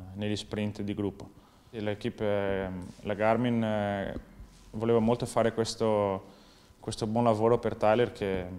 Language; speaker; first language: Italian; non-native, fluent; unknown